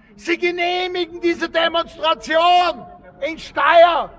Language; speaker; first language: German; native; German